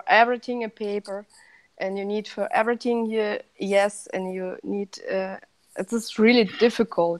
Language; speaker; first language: English; non-native, fluent; Russian